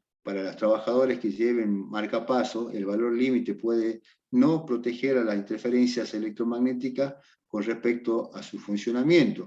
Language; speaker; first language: Spanish; native; Spanish